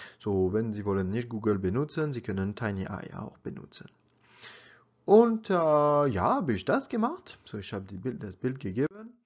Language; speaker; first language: German; non-native, learner; French